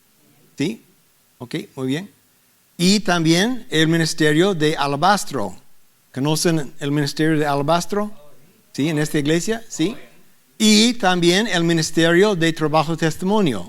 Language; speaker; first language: Spanish; non-native, learner; English